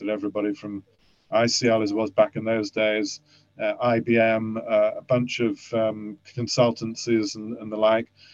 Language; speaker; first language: English; native; English